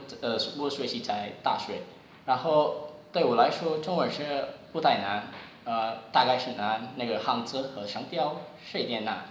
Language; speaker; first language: Chinese; non-native, learner; Indonesian